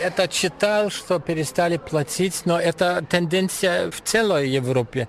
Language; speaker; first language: Russian; non-native, fluent; German